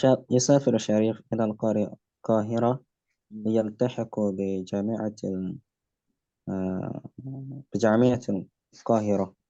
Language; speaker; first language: Arabic; non-native, learner; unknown